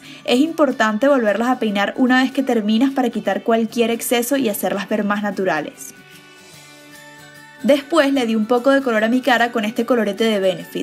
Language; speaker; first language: Spanish; native; Spanish